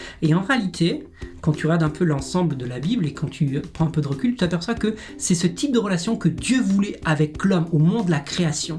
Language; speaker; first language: French; native; French